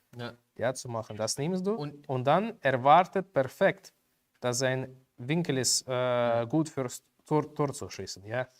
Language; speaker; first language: German; non-native, learner; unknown